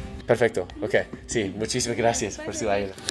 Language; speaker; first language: Spanish; non-native, learner; English